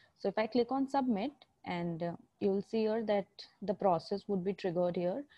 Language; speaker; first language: English; non-native, local second language; Hindi